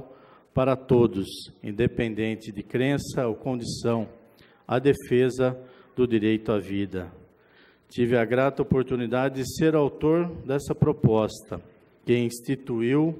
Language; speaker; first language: Portuguese; native; Portuguese